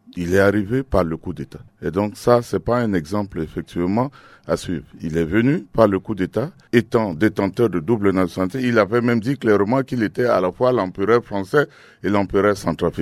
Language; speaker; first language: French; non-native, local second language; Sango